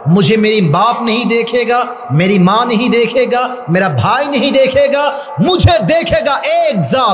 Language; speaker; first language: Hindi; non-native, fluent; Bangla